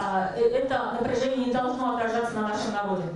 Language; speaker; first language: Russian; native; Russian